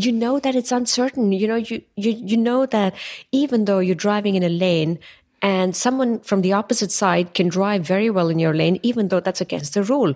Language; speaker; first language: English; non-native, local second language; Tamil